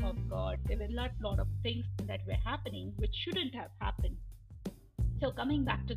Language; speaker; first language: English; non-native, local second language; Bangla